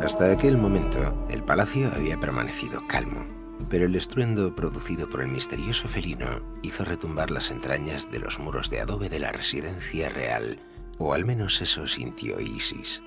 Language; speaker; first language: Spanish; native; Spanish